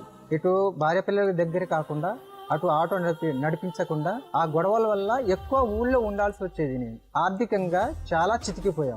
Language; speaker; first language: Telugu; native; Telugu